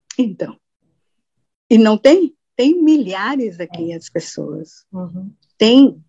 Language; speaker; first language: Portuguese; non-native, fluent; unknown